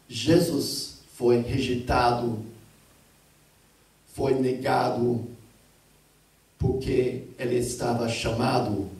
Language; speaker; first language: Portuguese; non-native, fluent; English